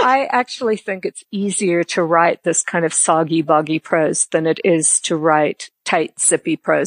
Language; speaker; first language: English; native; English